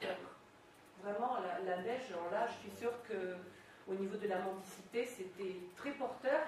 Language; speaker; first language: French; native; French